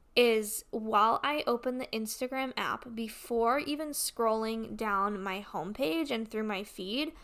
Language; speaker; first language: English; native; English